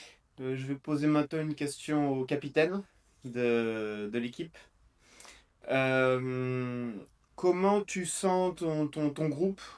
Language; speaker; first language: French; native; French